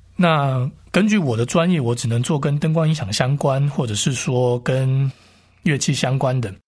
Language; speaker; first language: Chinese; native; Chinese